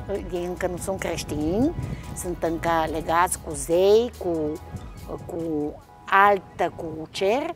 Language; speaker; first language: Romanian; non-native, fluent; Bulgarian